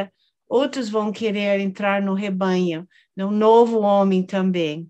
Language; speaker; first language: Portuguese; non-native, fluent; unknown